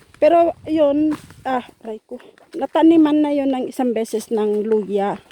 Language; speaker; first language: Filipino; native; Filipino